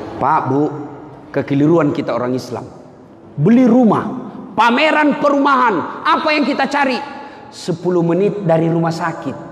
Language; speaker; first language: Indonesian; non-native, local second language; Buginese